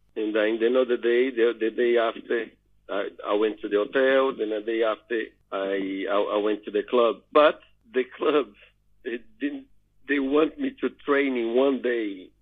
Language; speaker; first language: English; non-native, learner; Portuguese